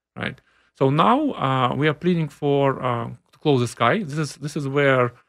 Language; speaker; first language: English; non-native, fluent; Ukrainian